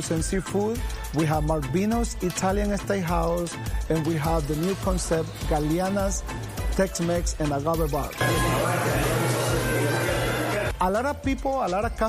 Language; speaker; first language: English; non-native, fluent; Spanish